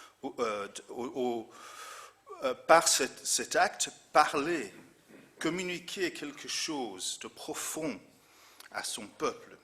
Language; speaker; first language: French; non-native, fluent; English